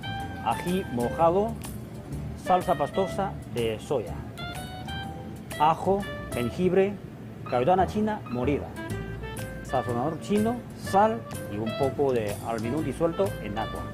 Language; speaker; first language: Spanish; non-native, fluent; Chinese